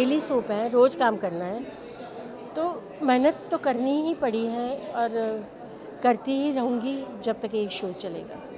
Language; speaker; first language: Hindi; non-native, local second language; Gujarati